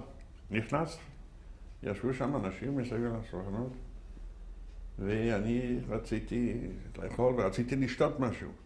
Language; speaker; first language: Hebrew; non-native, fluent; Yiddish